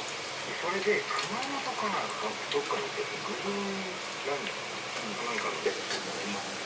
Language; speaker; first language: Japanese; native; Japanese